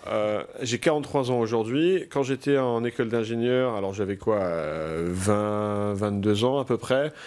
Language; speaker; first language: French; native; French